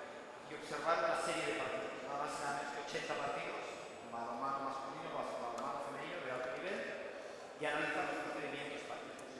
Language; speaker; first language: Spanish; native; Spanish